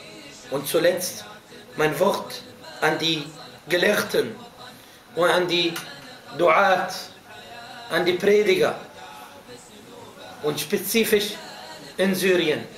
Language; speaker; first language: German; non-native, fluent; Arabic